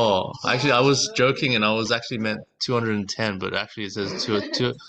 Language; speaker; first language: English; native; English